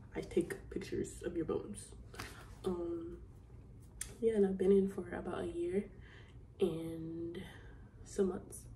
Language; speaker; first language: English; native; English